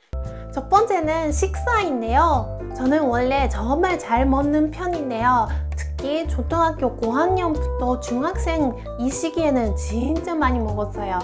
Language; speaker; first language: Korean; non-native, fluent; Japanese